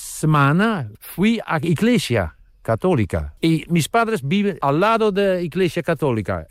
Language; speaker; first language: Spanish; non-native, learner; Dutch